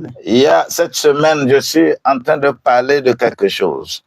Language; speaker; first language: French; non-native, local second language; Ewe